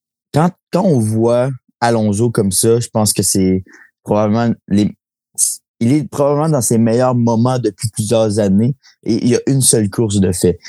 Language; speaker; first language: French; native; French